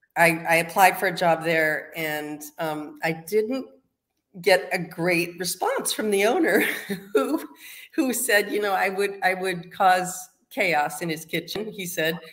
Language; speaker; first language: English; native; English